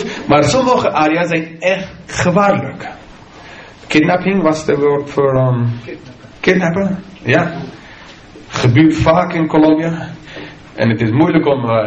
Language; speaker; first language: Dutch; non-native, fluent; English